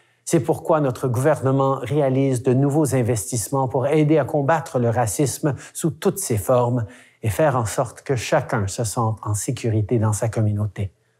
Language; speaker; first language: French; early bilingual, heritage; French